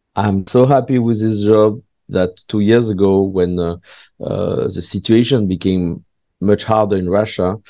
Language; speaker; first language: English; non-native, fluent; French